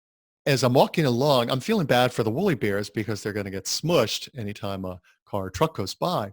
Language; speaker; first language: English; native; English